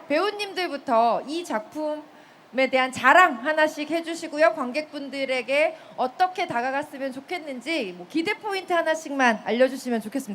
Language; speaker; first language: Korean; native; Korean